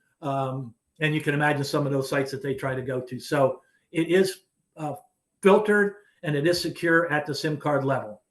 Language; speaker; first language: English; native; English